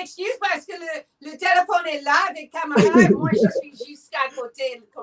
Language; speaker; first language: French; non-native, learner; English